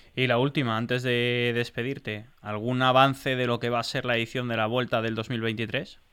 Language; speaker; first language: Spanish; native; Spanish